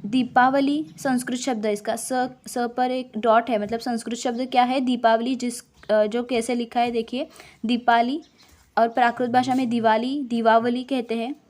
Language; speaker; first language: Hindi; non-native, local second language; Marathi